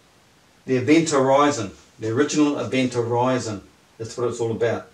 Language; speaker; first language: English; native; English